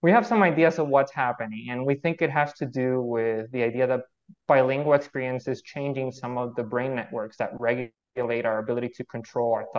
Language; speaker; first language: English; non-native, fluent; Spanish